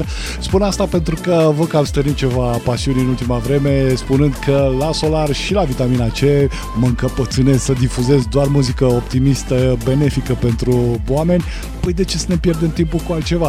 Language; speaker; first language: Romanian; native; Romanian